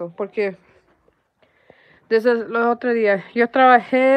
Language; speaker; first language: Spanish; early bilingual, heritage; Spanish